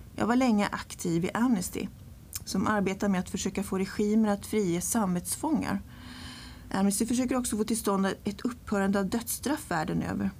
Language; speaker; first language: Swedish; early bilingual, other home language; English